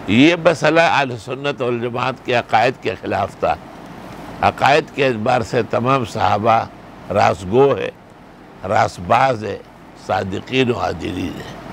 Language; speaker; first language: Urdu; non-native, local second language; Pashto